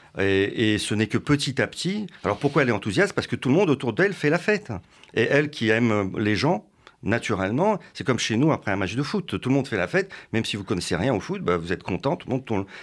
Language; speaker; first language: French; early bilingual, other home language; Russian